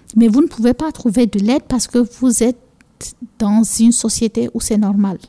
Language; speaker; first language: French; non-native, local second language; Fula